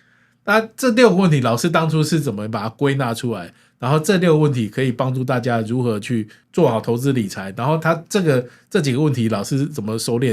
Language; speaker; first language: Chinese; native; Chinese